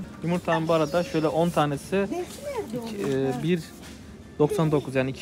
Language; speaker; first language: Turkish; native; Turkish